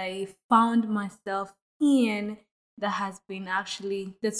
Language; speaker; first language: English; non-native, local second language; Kinyarwanda